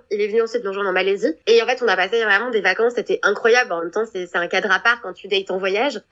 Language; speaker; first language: French; native; French